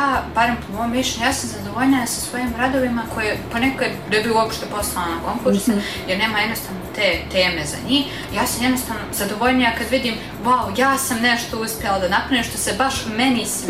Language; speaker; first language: Serbian; native; Serbian